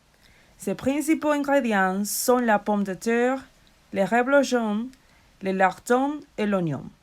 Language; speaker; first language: French; non-native, learner; Spanish